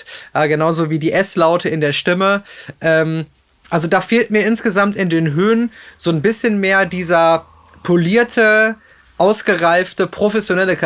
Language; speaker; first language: German; native; German